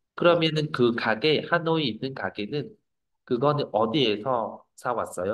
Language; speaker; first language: Korean; non-native, fluent; Vietnamese